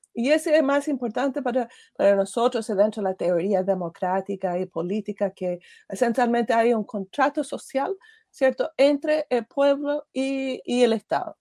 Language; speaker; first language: Spanish; non-native, fluent; English